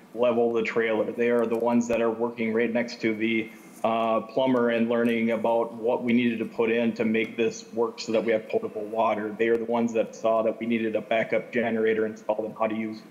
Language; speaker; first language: English; native; English